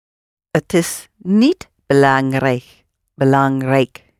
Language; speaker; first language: Dutch; non-native, learner; English